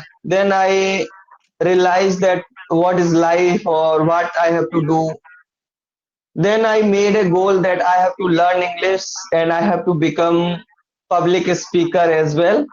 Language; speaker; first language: English; non-native, learner; Hindi